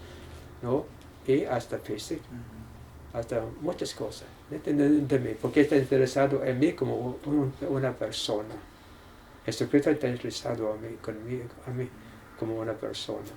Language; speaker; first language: Spanish; non-native, learner; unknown